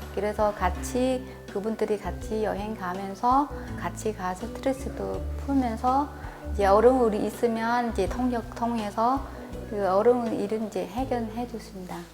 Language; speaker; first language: Korean; non-native, fluent; Vietnamese